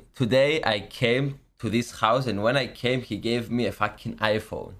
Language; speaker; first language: English; non-native, learner; Greek